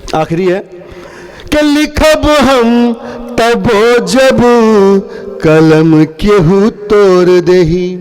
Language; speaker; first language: Hindi; non-native, local second language; Bhojpuri